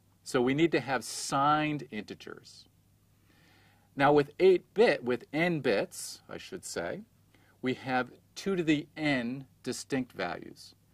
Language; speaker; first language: English; native; English